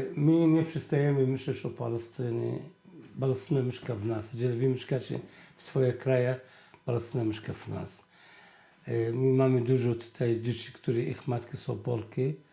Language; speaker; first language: Polish; non-native, fluent; Arabic